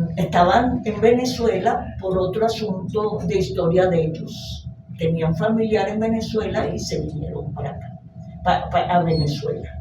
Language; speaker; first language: Spanish; early bilingual, other home language; Hebrew